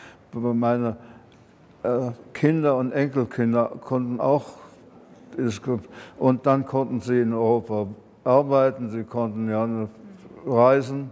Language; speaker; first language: German; early bilingual, heritage; German